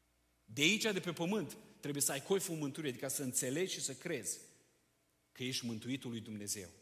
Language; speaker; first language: Romanian; native; Romanian